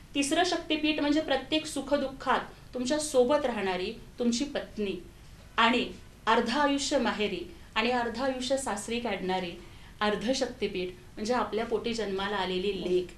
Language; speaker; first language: Marathi; non-native, local second language; Telugu